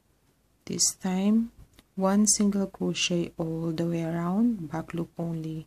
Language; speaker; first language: English; non-native, fluent; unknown